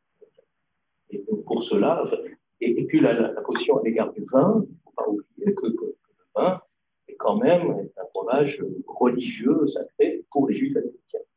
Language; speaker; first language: French; non-native, local second language; Arabic